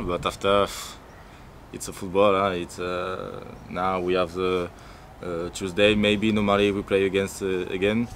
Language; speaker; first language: English; non-native, learner; French